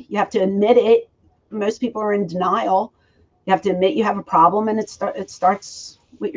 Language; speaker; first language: English; native; English